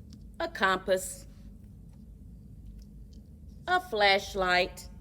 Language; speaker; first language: English; native; English